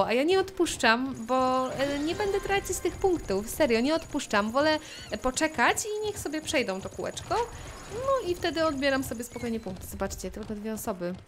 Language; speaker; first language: Polish; native; Polish